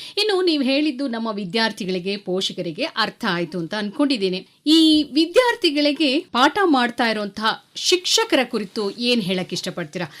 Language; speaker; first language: Kannada; native; Kannada